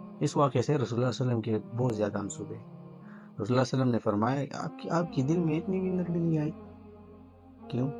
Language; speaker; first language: Urdu; non-native, local second language; Pashto